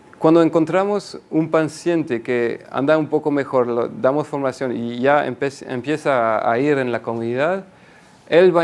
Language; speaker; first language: Spanish; non-native, fluent; French